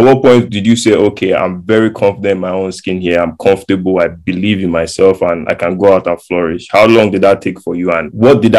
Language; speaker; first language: English; non-native, local second language; Yoruba